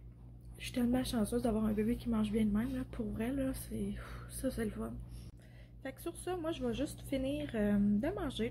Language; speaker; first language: French; native; French